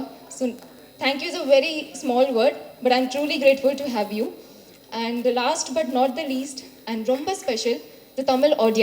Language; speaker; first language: Tamil; non-native, local second language; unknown